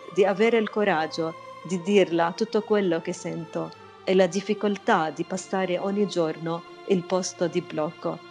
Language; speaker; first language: Italian; non-native, fluent; Arabic